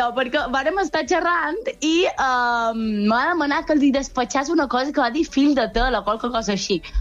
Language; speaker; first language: Catalan; native; Catalan